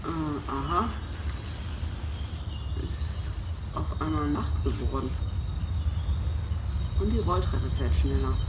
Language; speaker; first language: German; native; German